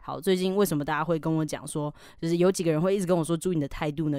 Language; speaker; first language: Chinese; native; Chinese